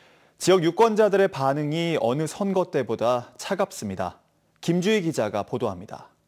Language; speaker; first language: Korean; native; Korean